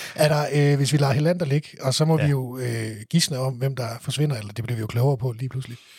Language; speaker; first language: Danish; native; Danish